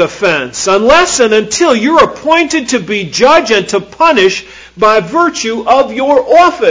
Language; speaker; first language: English; native; English